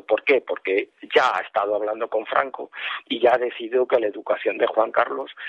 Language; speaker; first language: Spanish; native; Spanish